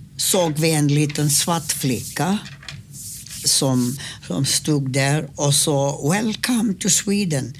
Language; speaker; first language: Swedish; non-native, fluent; English